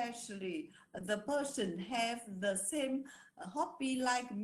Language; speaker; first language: English; non-native, learner; Vietnamese